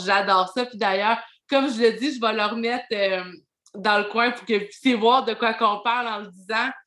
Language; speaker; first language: French; native; French